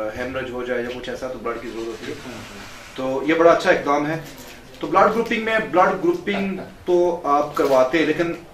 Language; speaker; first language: Urdu; non-native, local second language; Pahari-Potwari